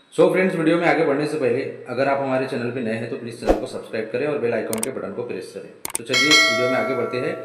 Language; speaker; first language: Hindi; non-native, local second language; Marathi